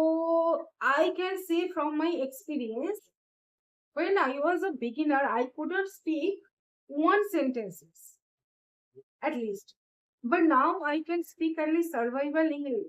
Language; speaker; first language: English; non-native, learner; Bangla